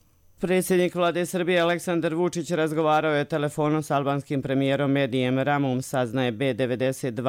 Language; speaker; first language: Croatian; native; Croatian